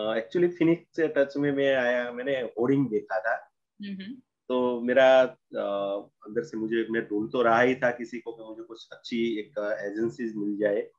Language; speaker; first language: Hindi; non-native, local second language; Gujarati